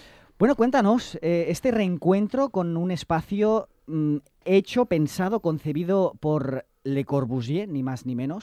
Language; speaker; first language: Spanish; non-native, local second language; Catalan